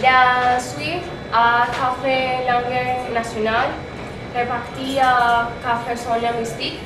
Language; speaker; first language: French; non-native, learner; Spanish